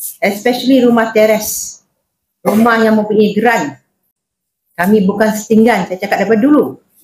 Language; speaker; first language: Malay; native; Malay